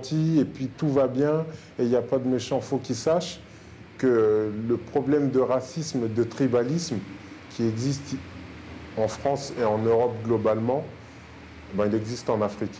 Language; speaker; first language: French; native; French